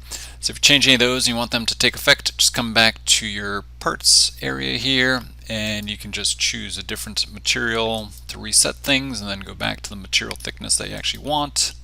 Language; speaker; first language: English; native; English